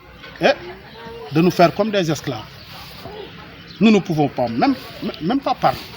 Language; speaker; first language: French; non-native, local second language; Wolof